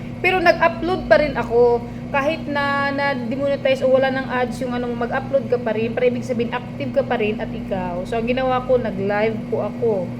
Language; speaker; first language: Filipino; non-native, local second language; Cebuano